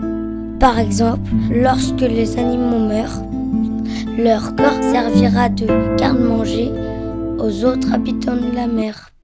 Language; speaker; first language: French; native; French